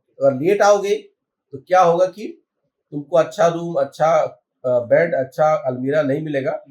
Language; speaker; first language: Hindi; native; Hindi